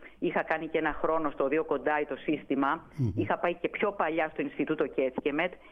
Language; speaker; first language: Greek; native; Greek